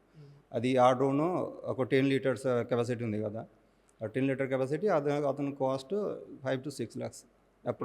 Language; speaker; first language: Telugu; non-native, local second language; Odia